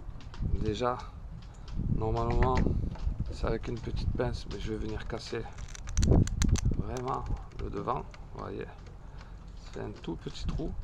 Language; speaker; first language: French; native; French